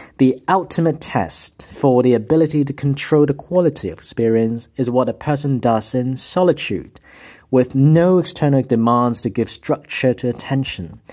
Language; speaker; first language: English; non-native, local second language; Cantonese